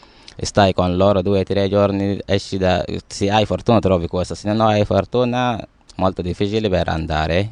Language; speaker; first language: Italian; non-native, learner; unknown